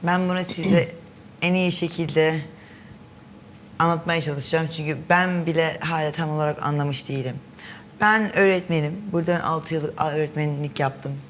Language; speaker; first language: Turkish; early bilingual, heritage; Turkish